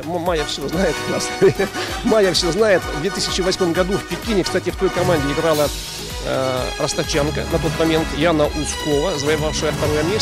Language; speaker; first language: Russian; native; Russian